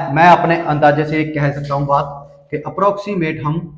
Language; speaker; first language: Hindi; native; Hindi